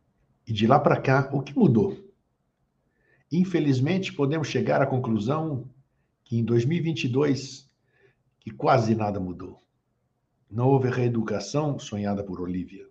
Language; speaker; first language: Portuguese; native; Portuguese